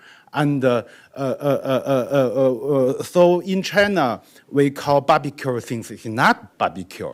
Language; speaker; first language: English; non-native, learner; Chinese